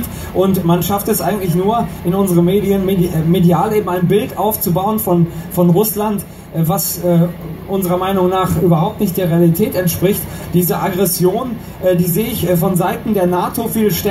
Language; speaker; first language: German; native; German